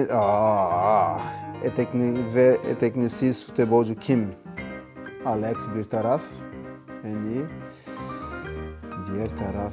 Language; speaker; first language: Turkish; non-native, learner; Portuguese